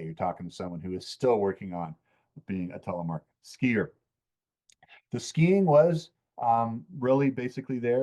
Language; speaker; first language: English; native; English